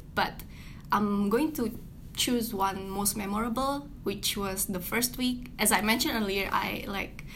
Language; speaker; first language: English; non-native, fluent; Indonesian